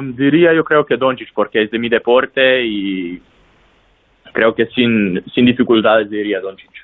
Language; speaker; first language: Spanish; non-native, fluent; Slovenian